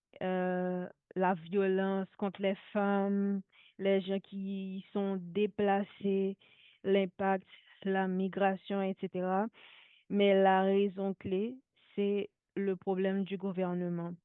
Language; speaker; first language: French; non-native, local second language; Haitian Creole